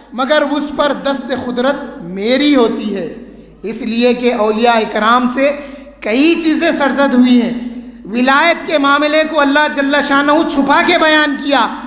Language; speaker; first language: Urdu; native; Urdu